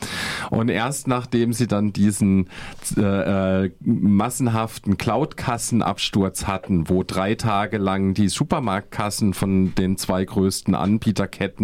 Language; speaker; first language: German; native; German